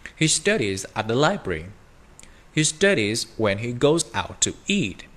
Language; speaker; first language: English; non-native, fluent; Vietnamese